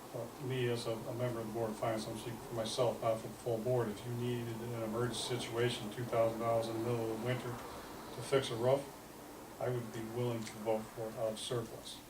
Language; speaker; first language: English; native; English